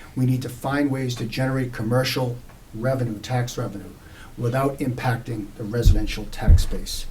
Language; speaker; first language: English; native; English